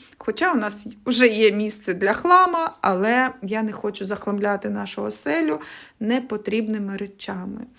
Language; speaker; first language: Ukrainian; native; Ukrainian